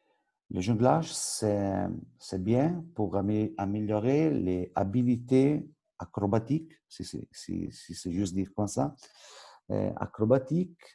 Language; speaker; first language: French; non-native, local second language; Italian